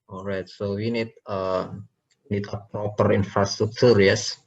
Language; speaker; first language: English; non-native, learner; Indonesian